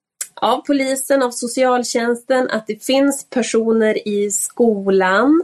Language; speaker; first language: Swedish; native; Swedish